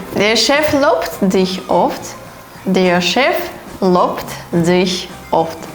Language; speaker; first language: German; non-native, fluent; Ukrainian